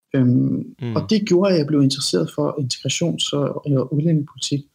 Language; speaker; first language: Danish; early bilingual, other home language; Persian